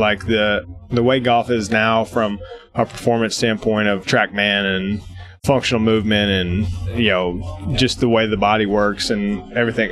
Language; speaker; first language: English; native; English